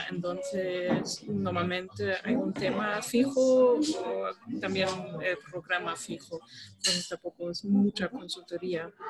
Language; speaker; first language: Spanish; non-native, fluent; German